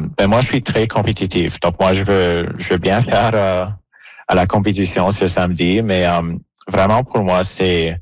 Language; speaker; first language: French; native; French